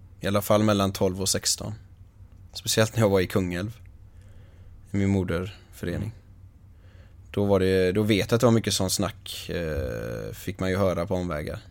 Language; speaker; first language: Swedish; native; Swedish